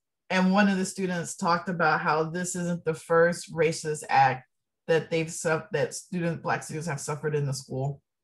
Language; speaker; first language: English; native; English